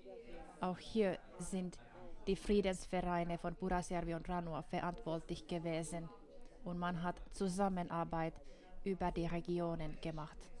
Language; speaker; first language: German; non-native, fluent; Finnish